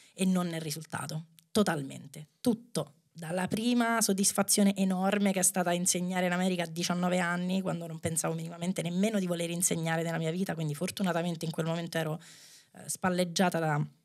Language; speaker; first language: Italian; native; Italian